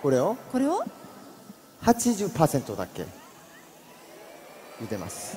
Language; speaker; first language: Japanese; non-native, fluent; Korean